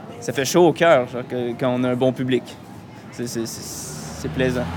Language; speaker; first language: French; native; French